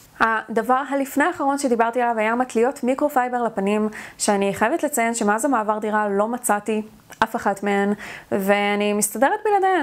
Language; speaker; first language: Hebrew; native; Hebrew